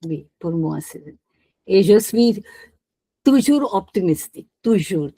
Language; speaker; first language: French; non-native, learner; Hindi